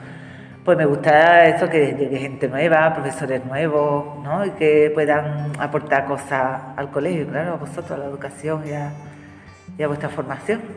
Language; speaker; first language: Spanish; native; Spanish